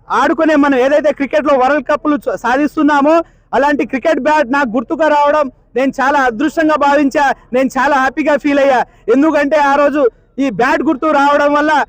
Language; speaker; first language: Telugu; native; Telugu